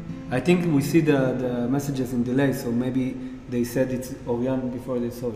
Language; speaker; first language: English; non-native, fluent; Hebrew